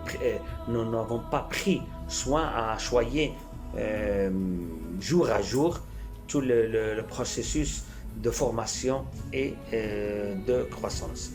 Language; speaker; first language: French; non-native, fluent; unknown